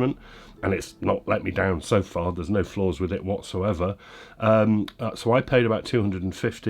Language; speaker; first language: English; native; English